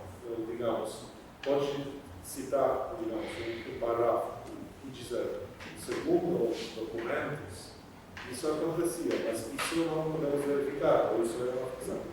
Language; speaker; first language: Portuguese; non-native, fluent; Polish